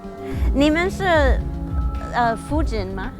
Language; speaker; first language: Chinese; non-native, learner; English